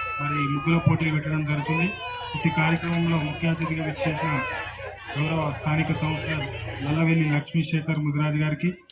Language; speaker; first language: Telugu; native; Telugu